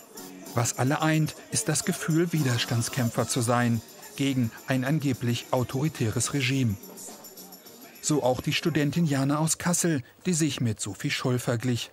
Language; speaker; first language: German; native; German